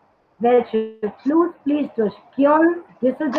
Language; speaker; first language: German; non-native, learner; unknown